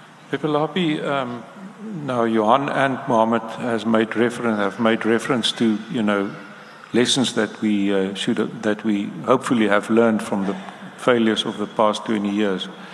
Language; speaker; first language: English; non-native, local second language; Afrikaans